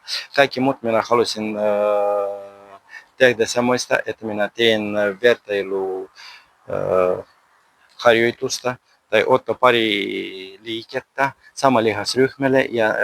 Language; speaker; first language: Finnish; non-native, learner; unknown